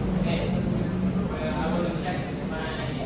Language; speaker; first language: English; non-native, learner; Indonesian